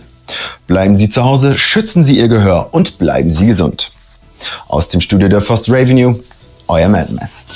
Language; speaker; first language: German; native; German